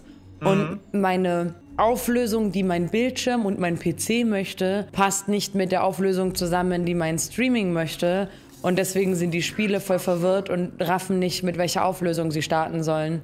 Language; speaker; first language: German; native; German